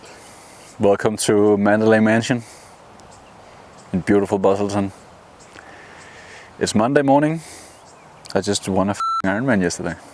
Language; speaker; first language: English; non-native, fluent; Danish